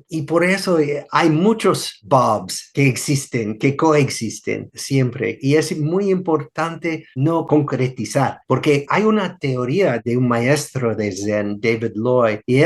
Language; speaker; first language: Spanish; non-native, fluent; English